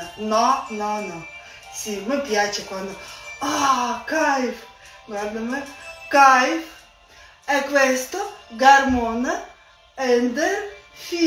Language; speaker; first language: Italian; non-native, learner; Russian